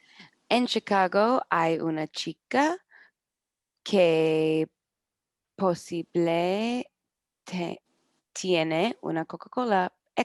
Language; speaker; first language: Spanish; non-native, learner; English